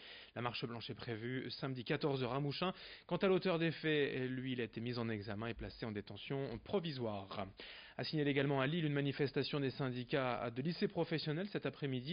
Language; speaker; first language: French; native; French